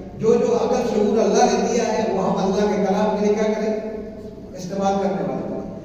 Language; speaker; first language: Urdu; native; Urdu